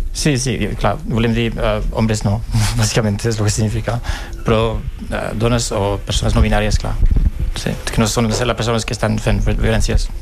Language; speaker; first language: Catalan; non-native, local second language; Spanish